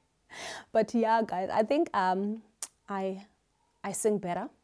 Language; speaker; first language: English; non-native, local second language; Xhosa